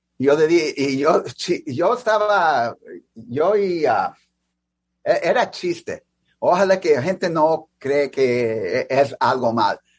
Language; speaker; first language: Spanish; early bilingual, heritage; English